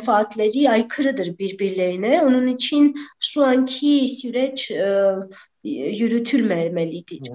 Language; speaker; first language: Turkish; non-native, fluent; Armenian